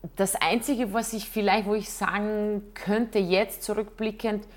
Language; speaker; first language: German; non-native, fluent; Croatian